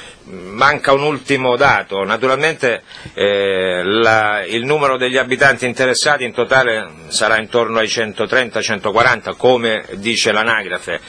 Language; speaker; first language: Italian; native; Italian